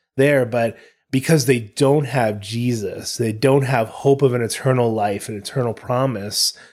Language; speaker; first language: English; native; English